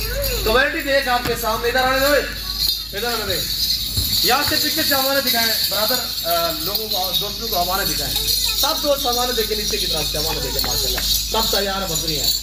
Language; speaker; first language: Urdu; non-native, local second language; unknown